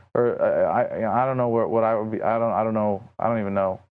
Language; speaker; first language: English; native; English